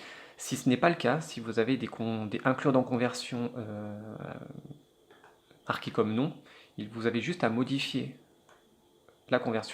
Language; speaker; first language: French; native; French